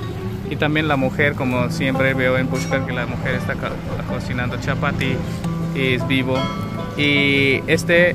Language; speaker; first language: Spanish; non-native, learner; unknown